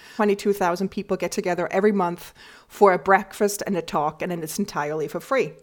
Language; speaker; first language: English; non-native, fluent; German